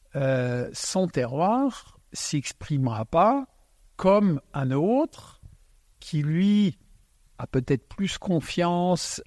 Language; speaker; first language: French; non-native, local second language; Swiss German